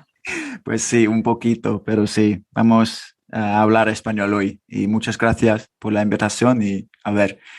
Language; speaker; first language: Spanish; non-native, fluent; English